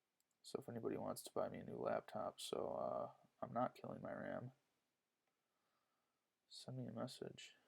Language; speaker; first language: English; native; English